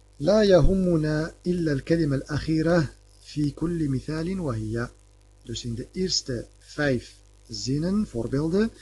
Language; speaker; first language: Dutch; early bilingual, other home language; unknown